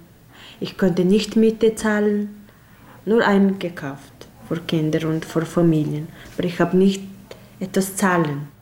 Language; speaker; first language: German; non-native, learner; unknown